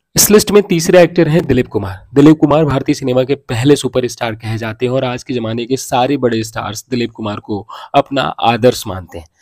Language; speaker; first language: Hindi; native; Hindi